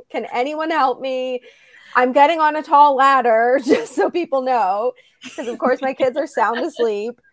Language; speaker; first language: English; native; English